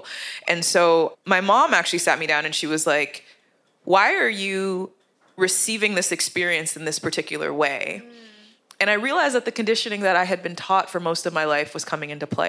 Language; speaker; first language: English; native; English